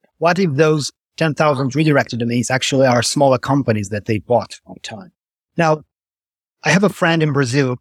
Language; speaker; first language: English; non-native, fluent; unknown